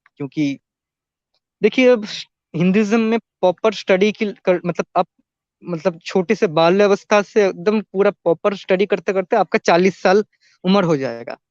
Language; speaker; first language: Hindi; native; Hindi